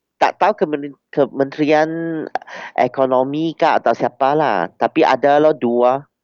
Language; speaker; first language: Malay; non-native, local second language; Chinese